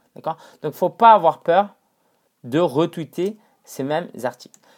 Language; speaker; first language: French; non-native, fluent; Chinese